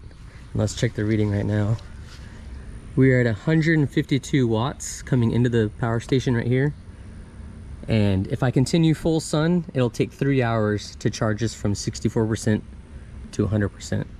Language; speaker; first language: English; native; English